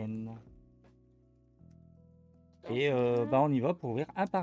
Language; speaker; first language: French; native; French